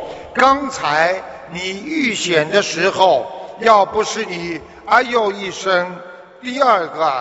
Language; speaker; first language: Chinese; native; Chinese